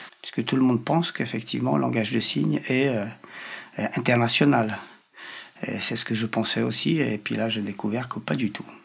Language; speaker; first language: French; non-native, fluent; Polish